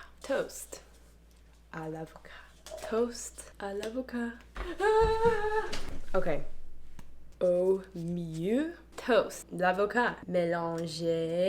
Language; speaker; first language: French; non-native, learner; English